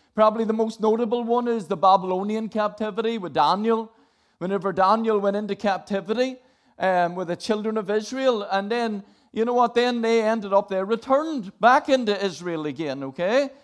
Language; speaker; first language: English; native; English